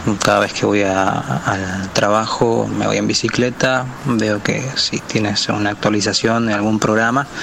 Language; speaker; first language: Spanish; native; Spanish